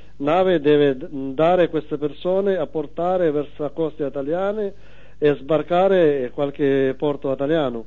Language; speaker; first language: Italian; non-native, learner; Urdu